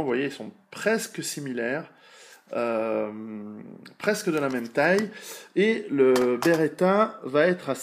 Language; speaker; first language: French; native; French